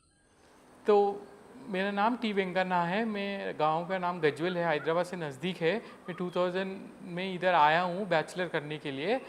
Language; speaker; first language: Hindi; non-native, local second language; Telugu